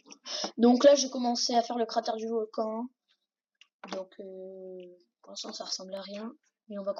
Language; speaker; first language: French; native; French